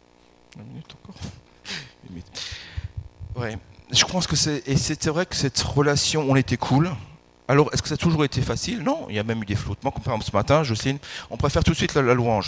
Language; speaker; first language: French; native; French